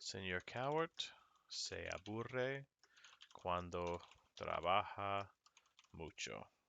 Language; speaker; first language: Spanish; non-native, fluent; English